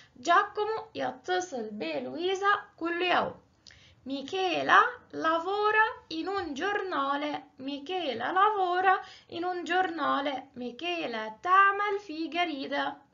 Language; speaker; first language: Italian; non-native, fluent; Arabic